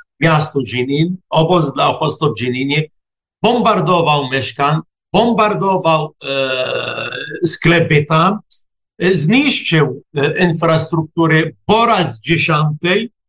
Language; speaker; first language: Polish; non-native, fluent; Arabic